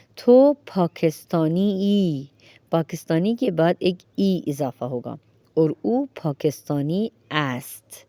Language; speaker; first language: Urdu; non-native, fluent; Persian